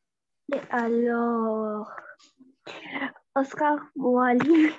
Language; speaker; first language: French; non-native, learner; Russian